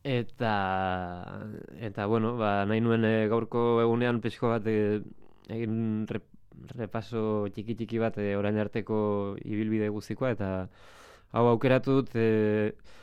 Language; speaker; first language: Basque; native; Basque